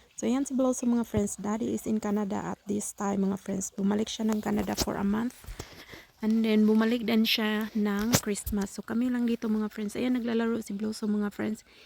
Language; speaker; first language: Filipino; non-native, local second language; Cebuano